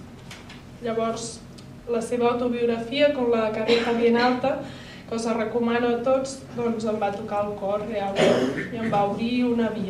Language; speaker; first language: Catalan; native; Catalan